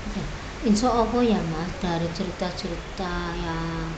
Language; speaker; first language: Indonesian; native; Indonesian